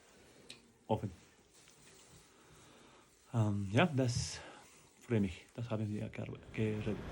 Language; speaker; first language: German; non-native, learner; Spanish